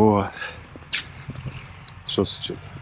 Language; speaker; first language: Russian; native; Russian